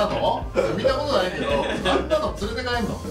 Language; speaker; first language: Japanese; native; Japanese